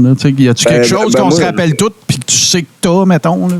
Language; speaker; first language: French; native; French